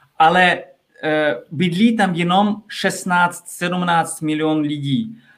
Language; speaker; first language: Czech; non-native, fluent; Russian